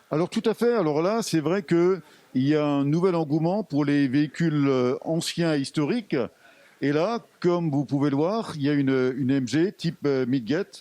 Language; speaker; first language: French; native; French